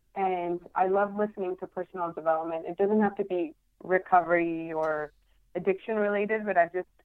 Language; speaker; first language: English; non-native, fluent; Spanish